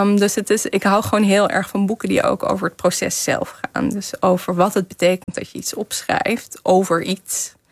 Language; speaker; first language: Dutch; early bilingual, other home language; Kazakh